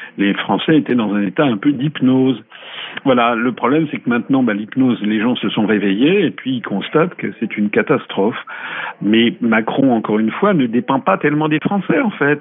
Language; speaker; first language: French; native; French